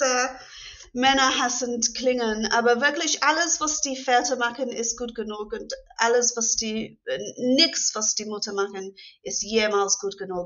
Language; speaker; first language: German; non-native, fluent; English